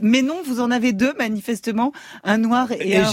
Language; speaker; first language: French; native; French